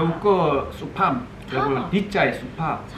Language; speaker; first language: Thai; non-native, learner; Korean